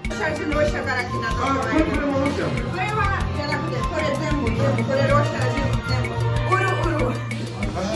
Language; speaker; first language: Japanese; non-native, learner; Russian